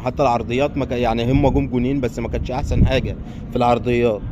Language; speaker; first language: Arabic; native; Arabic